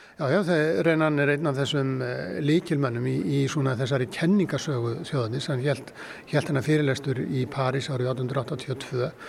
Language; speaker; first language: Icelandic; native; Icelandic